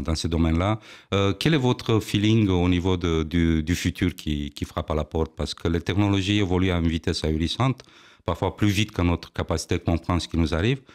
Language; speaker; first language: French; non-native, fluent; Romanian